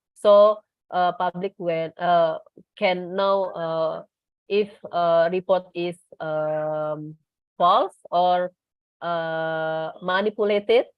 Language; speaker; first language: English; non-native, learner; Indonesian